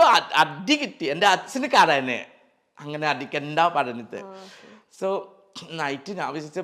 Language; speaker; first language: Malayalam; non-native, learner; Assamese